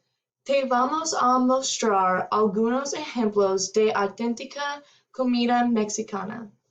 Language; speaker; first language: Spanish; non-native, learner; English